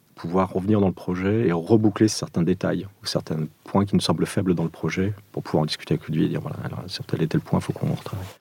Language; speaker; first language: French; early bilingual, other home language; Portuguese